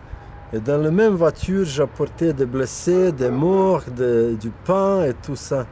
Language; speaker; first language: French; non-native, fluent; Bosnian